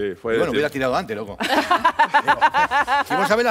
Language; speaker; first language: Spanish; native; Spanish